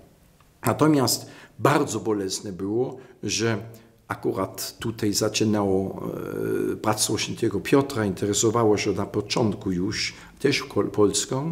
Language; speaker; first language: Polish; non-native, fluent; German